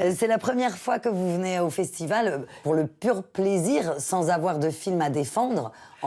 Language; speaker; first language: French; native; French